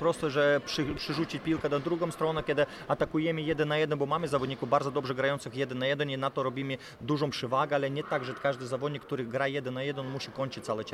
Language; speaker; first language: Polish; non-native, fluent; Lithuanian